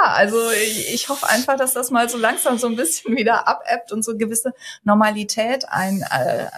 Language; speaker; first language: German; native; German